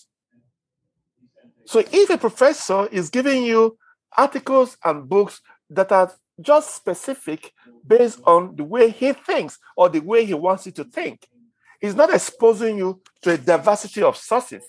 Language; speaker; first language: English; non-native, local second language; Igbo